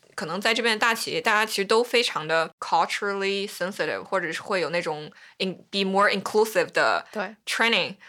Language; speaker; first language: Chinese; native; Chinese